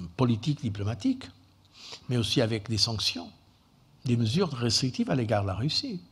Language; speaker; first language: French; non-native, fluent; Portuguese